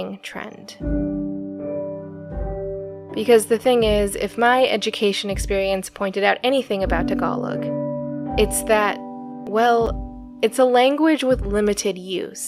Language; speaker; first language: English; native; English